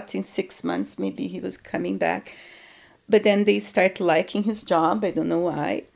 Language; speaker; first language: English; non-native, fluent; Portuguese